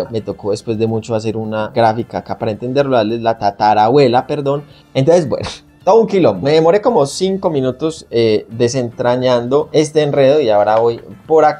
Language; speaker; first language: Spanish; native; Spanish